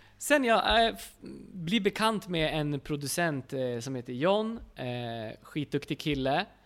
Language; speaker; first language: Swedish; early bilingual, other home language; Kurdish